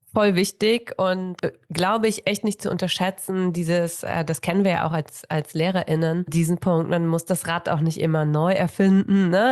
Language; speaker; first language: German; native; German